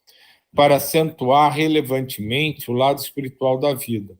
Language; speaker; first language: Portuguese; native; Portuguese